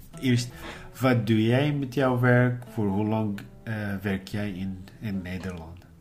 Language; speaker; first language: Dutch; non-native, learner; Arabic